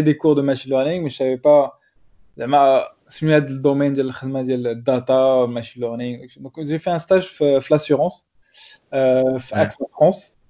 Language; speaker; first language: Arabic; native; Arabic